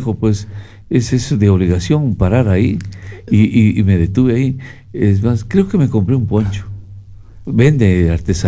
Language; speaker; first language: Spanish; native; Spanish